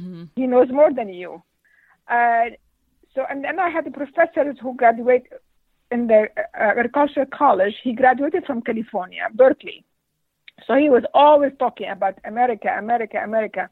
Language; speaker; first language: English; non-native, fluent; Arabic